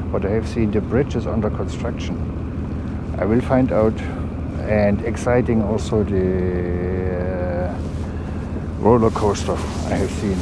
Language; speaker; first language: English; non-native, fluent; German